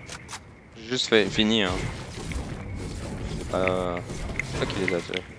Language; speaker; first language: French; native; French